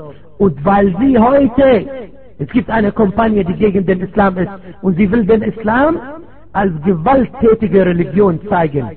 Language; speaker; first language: German; non-native, fluent; Arabic